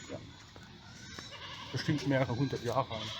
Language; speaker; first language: German; non-native, fluent; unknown